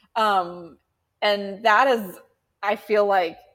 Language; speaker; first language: English; native; English